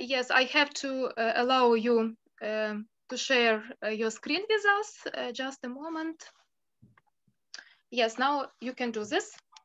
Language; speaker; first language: English; non-native, fluent; Ukrainian